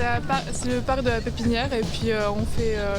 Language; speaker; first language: French; native; French